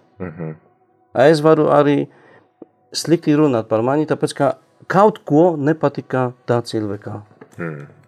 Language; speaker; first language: Latvian; non-native, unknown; Polish